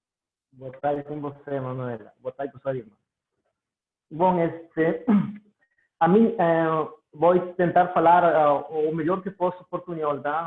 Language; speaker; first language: Portuguese; non-native, learner; Spanish